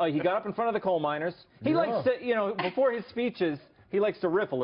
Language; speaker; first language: English; native; English